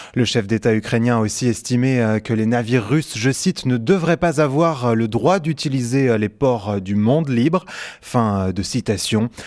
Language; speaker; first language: French; native; French